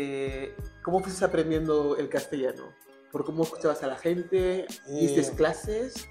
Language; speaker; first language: Spanish; native; Spanish